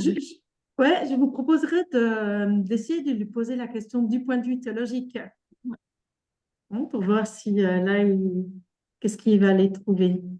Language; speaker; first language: French; native; French